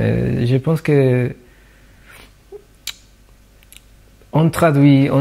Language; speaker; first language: French; non-native, fluent; Spanish